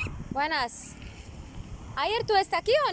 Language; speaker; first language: Spanish; non-native, learner; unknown